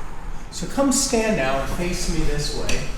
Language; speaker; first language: English; native; English